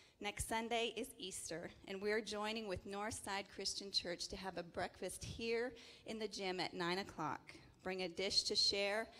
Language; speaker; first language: English; native; English